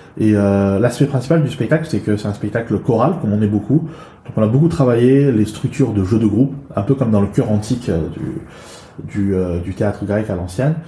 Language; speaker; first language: French; early bilingual, other home language; Chinese